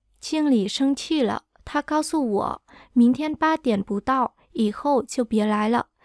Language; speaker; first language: Chinese; non-native, fluent; Vietnamese